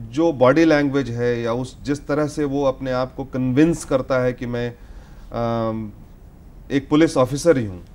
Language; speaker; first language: Hindi; native; Hindi